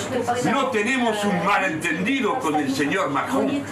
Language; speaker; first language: Spanish; non-native, fluent; French